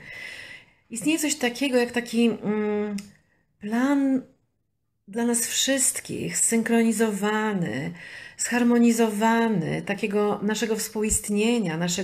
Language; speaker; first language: Polish; native; Polish